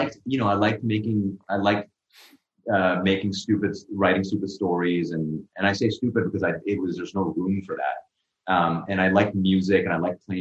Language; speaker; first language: English; non-native, local second language; Urdu